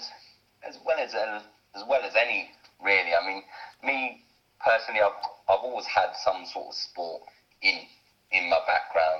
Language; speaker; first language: English; native; English